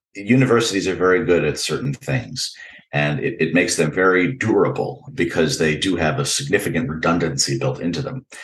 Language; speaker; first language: English; native; English